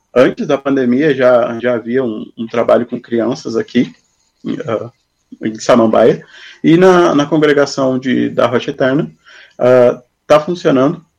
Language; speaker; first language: Portuguese; native; Portuguese